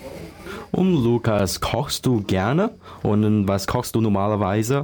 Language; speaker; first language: German; non-native, learner; Chinese